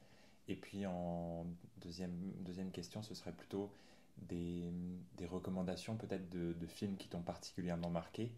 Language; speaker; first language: French; native; French